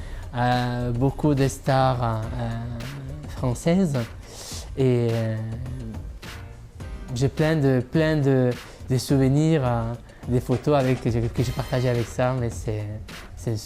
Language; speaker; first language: French; non-native, fluent; Italian